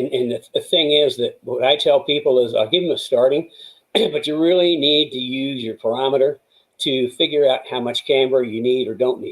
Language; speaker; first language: English; native; English